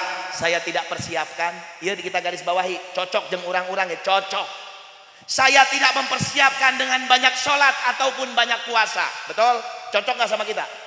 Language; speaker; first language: Malay; non-native, local second language; Sundanese